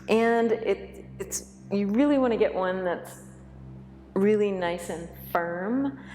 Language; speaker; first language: English; native; English